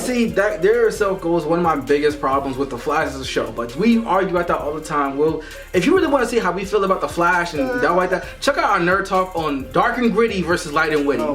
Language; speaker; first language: English; native; English